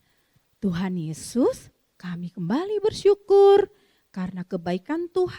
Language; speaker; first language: Indonesian; native; Indonesian